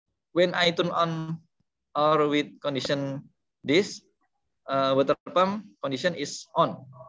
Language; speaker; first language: English; non-native, learner; Indonesian